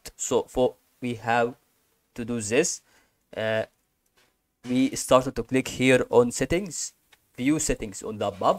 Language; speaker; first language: English; non-native, fluent; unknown